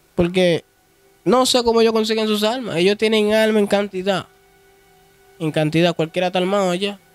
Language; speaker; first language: Spanish; non-native, fluent; Haitian Creole